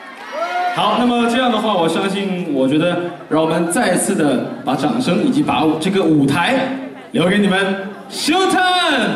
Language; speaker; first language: Chinese; native; Chinese